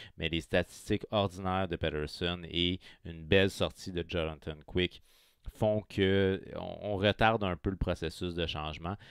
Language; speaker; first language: French; native; French